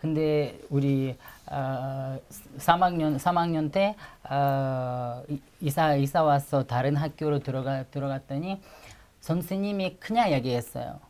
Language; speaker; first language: Korean; non-native, fluent; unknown